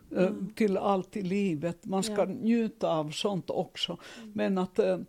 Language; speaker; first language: Swedish; non-native, learner; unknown